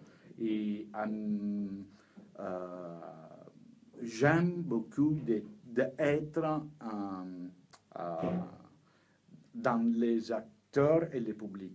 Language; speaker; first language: French; non-native, learner; Italian